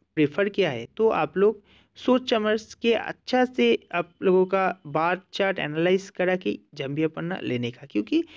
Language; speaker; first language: Hindi; non-native, local second language; Bangla